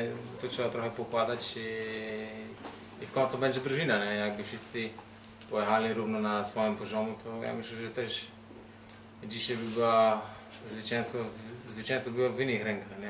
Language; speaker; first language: Polish; non-native, fluent; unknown